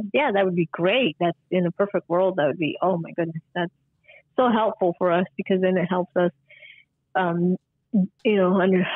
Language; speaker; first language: English; early bilingual, other home language; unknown